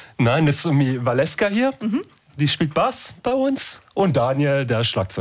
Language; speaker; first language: German; native; German